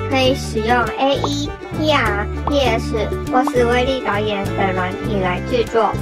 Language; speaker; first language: Chinese; native; Chinese